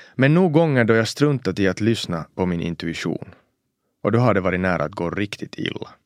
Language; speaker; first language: Swedish; native; Swedish